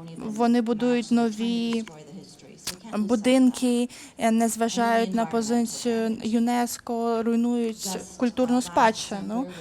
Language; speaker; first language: Ukrainian; early bilingual, heritage; Ukrainian